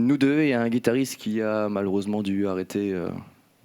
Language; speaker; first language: French; native; French